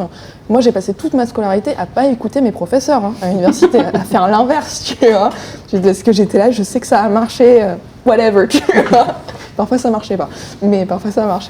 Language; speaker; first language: French; native; French